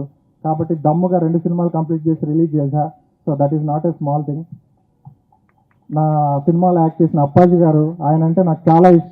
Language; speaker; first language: Telugu; native; Telugu